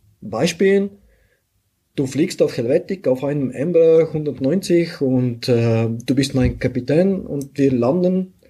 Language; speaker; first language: German; non-native, fluent; Bulgarian